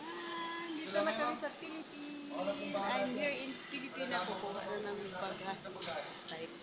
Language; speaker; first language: Filipino; non-native, local second language; Cebuano